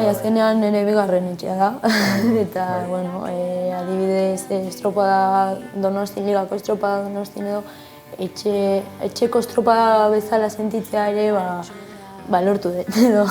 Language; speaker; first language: Basque; non-native, local second language; Spanish